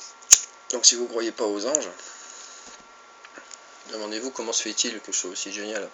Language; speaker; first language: French; native; French